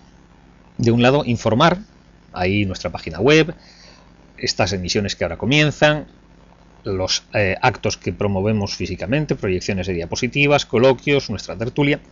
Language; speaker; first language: Spanish; native; Spanish